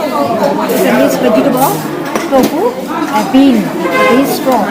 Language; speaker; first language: English; non-native, learner; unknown